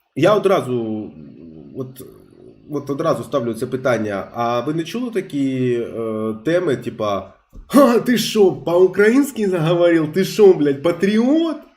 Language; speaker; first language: Ukrainian; non-native, local second language; Russian